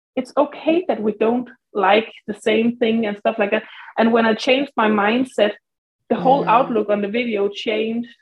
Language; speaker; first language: English; non-native, fluent; Danish